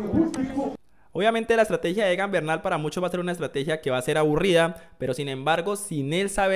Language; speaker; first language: Spanish; native; Spanish